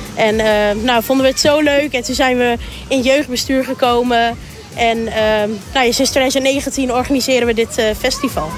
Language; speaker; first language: Dutch; native; Dutch